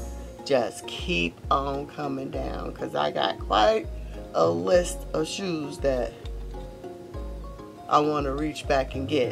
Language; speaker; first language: English; native; English